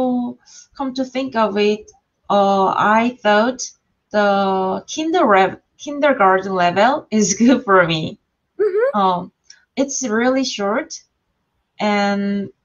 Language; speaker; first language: English; non-native, learner; Korean